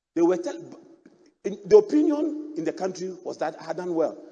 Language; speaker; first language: English; non-native, local second language; Akan